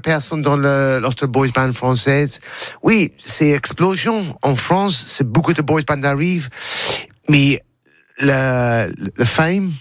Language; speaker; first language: French; non-native, learner; English